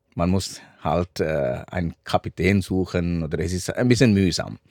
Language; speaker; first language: German; non-native, fluent; Sinhala